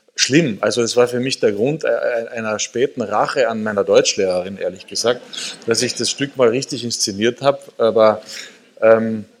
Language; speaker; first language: German; native; German